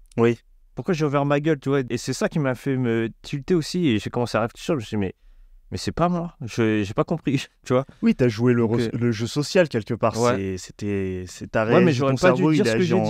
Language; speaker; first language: French; native; French